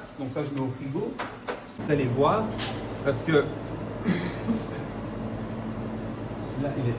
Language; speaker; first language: French; native; French